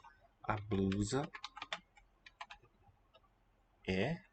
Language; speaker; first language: Portuguese; non-native, learner; English